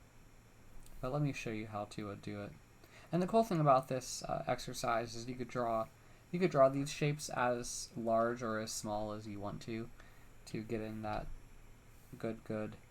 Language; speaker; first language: English; native; English